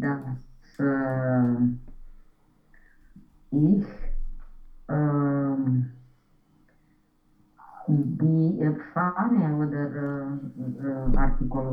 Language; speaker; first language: German; non-native, learner; Romanian